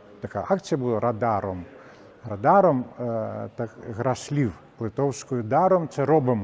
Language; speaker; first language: Ukrainian; non-native, fluent; Lithuanian